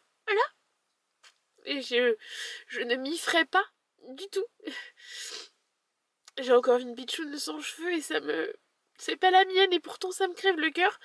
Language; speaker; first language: French; native; French